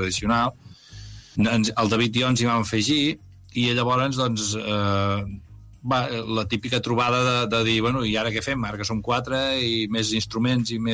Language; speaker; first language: Catalan; native; Catalan